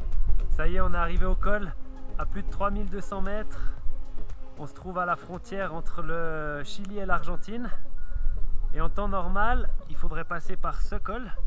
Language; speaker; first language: French; native; French